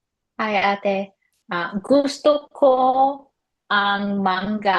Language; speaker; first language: Filipino; non-native, learner; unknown